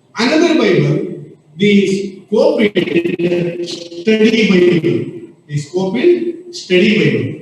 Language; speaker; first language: English; non-native, local second language; Kannada